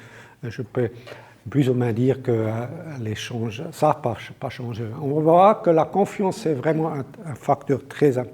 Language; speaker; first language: French; non-native, local second language; German